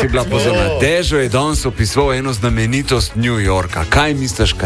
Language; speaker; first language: Slovenian; native; Slovenian